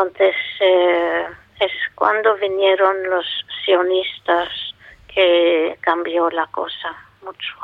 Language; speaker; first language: Spanish; non-native, fluent; Arabic